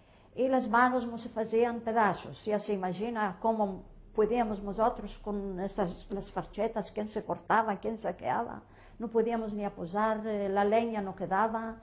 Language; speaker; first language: Spanish; early bilingual, heritage; Ladino